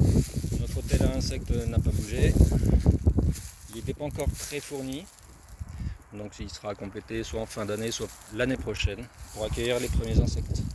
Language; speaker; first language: French; native; French